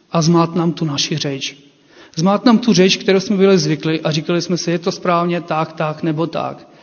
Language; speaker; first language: Czech; non-native, fluent; Ukrainian